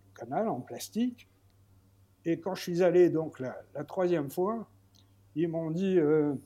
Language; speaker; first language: French; native; French